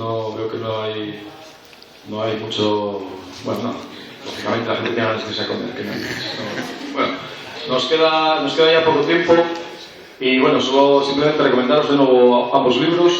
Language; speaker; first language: Spanish; native; Spanish